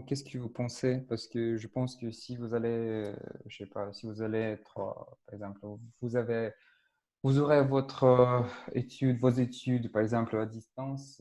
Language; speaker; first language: French; non-native, fluent; Russian